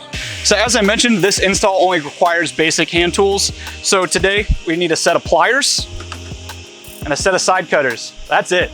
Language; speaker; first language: English; native; English